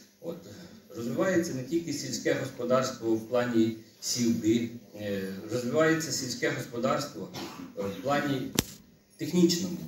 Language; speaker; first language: Ukrainian; native; Ukrainian